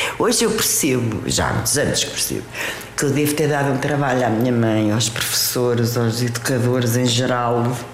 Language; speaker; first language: Portuguese; early bilingual, other home language; French